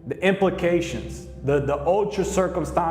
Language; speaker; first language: Portuguese; non-native, learner; English